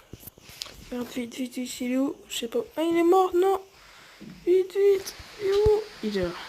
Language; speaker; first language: French; native; French